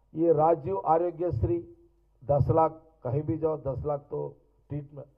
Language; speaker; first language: Hindi; non-native, local second language; Telugu